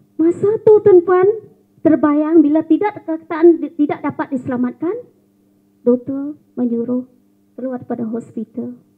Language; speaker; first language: Malay; non-native, local second language; Iban